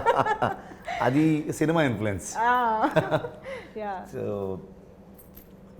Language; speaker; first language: Telugu; non-native, learner; Kannada